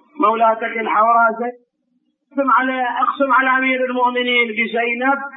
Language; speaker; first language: Arabic; native; Arabic